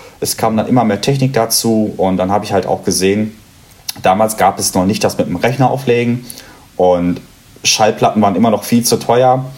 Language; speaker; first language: German; native; German